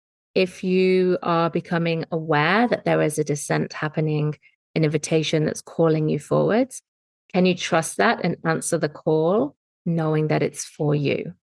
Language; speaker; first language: English; native; English